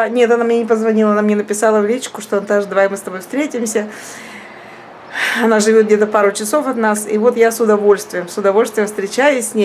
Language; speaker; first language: Russian; native; Russian